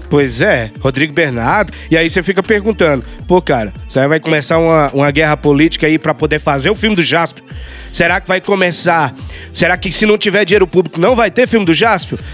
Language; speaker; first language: Portuguese; native; Portuguese